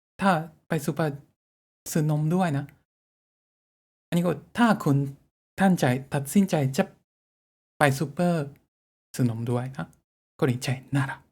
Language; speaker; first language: Thai; non-native, fluent; Japanese